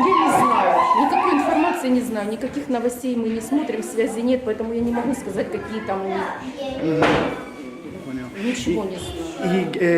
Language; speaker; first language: Russian; native; Russian